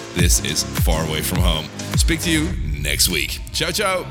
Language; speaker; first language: English; non-native, fluent; Dutch